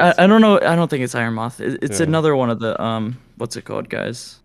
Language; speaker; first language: English; native; English